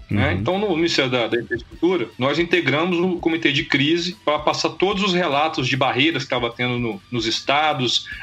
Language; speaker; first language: Portuguese; native; Portuguese